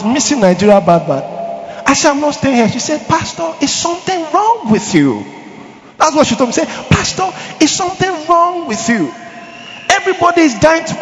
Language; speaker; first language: English; non-native, local second language; Yoruba